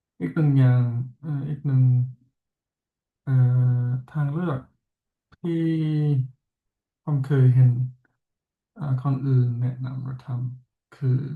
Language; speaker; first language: Thai; non-native, fluent; English